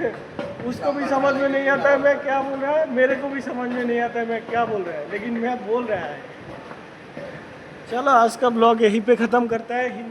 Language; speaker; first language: Hindi; non-native, learner; Bangla